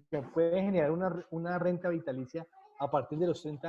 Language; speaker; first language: Spanish; native; Spanish